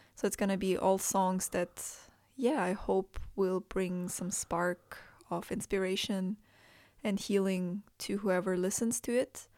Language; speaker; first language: English; non-native, fluent; Indonesian